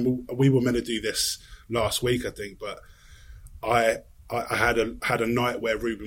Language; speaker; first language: English; native; English